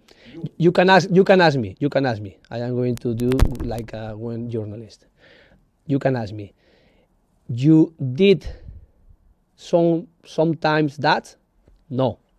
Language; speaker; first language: English; non-native, learner; Spanish